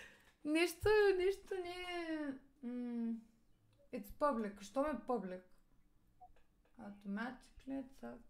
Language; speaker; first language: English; non-native, fluent; Bulgarian